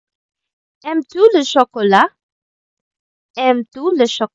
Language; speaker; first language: French; non-native, learner; Filipino